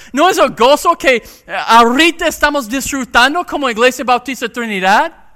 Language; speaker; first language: Spanish; non-native, fluent; English